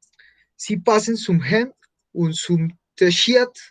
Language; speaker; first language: German; non-native, fluent; Spanish